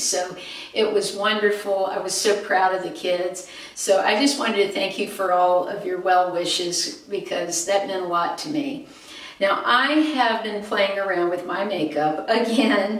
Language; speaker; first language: English; native; English